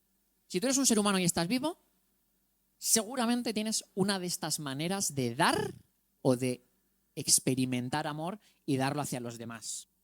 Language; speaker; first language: Spanish; native; Spanish